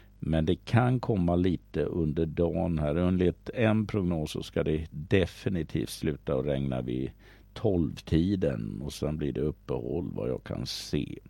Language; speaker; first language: Swedish; native; Swedish